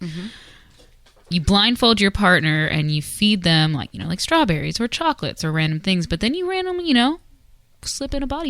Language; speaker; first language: English; native; English